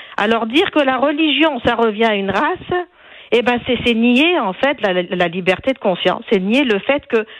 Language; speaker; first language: French; non-native, local second language; Arabic